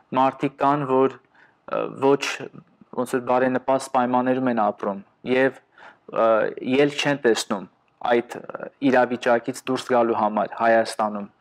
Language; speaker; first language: Armenian; early bilingual, heritage; Armenian